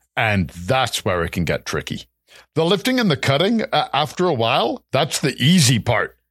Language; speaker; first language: English; native; English